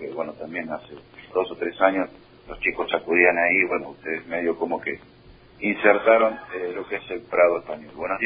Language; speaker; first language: Spanish; native; Spanish